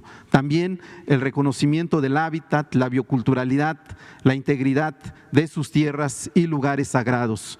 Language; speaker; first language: Spanish; non-native, local second language; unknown